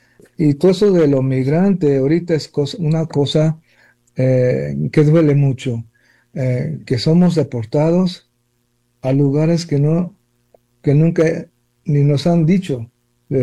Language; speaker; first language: Spanish; early bilingual, heritage; Spanish